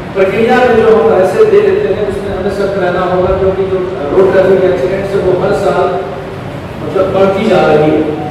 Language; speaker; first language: Hindi; native; Hindi